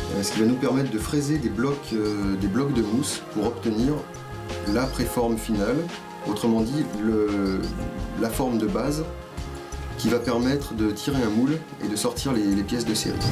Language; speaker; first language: French; native; French